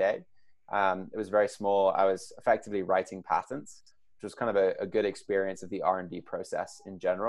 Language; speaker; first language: English; native; English